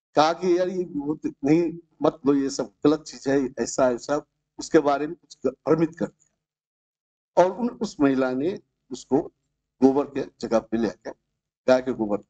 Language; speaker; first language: Hindi; non-native, local second language; Bhojpuri